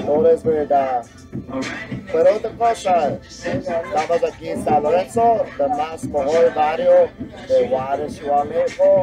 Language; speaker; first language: Spanish; early bilingual, heritage; English